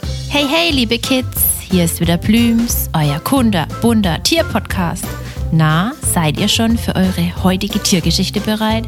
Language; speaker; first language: German; native; German